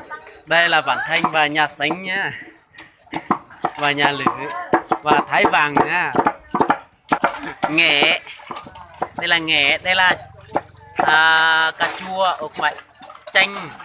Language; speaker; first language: Vietnamese; non-native, local second language; Hmong